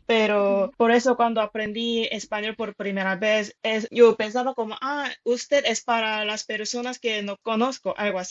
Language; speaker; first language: Spanish; non-native, fluent; Korean